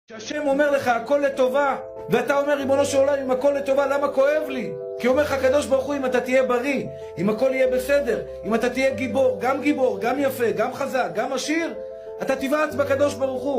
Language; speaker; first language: Hebrew; native; Hebrew